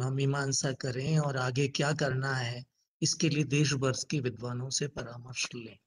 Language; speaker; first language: Hindi; native; Hindi